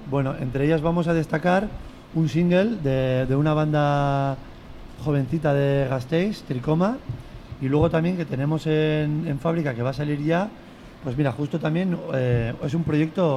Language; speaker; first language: Spanish; native; Spanish